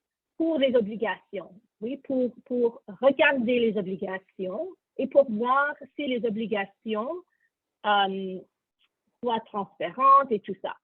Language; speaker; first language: French; non-native, learner; English